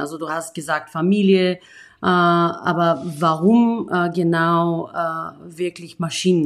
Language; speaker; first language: German; non-native, fluent; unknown